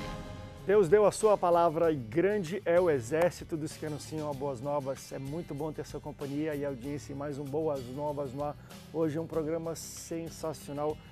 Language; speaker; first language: Portuguese; native; Portuguese